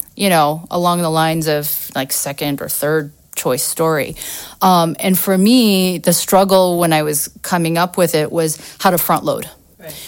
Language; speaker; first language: English; native; English